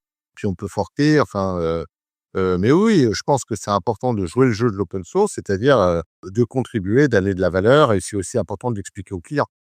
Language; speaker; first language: French; native; French